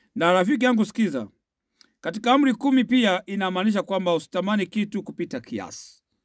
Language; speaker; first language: Swahili; native; Swahili